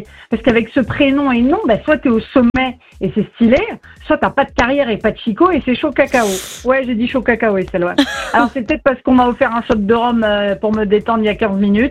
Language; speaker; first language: French; native; French